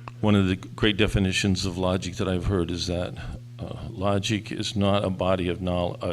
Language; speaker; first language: English; native; English